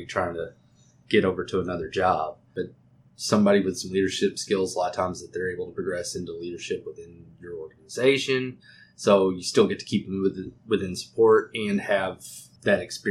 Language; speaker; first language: English; native; English